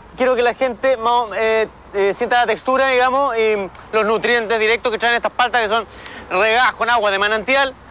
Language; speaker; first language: Spanish; native; Spanish